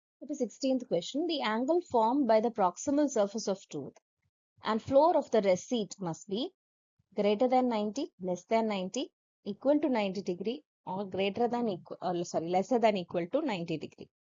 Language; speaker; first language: English; non-native, local second language; Malayalam